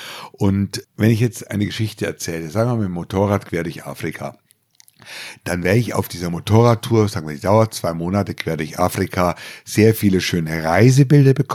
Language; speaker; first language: German; native; German